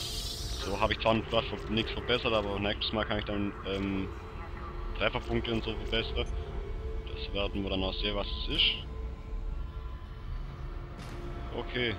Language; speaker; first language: German; native; German